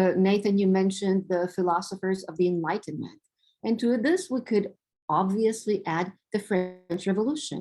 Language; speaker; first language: English; non-native, fluent; Romanian